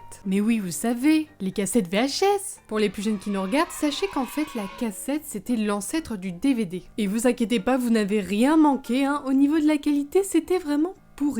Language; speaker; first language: French; native; French